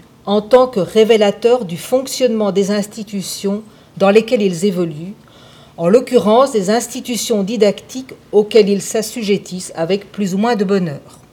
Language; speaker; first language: French; native; French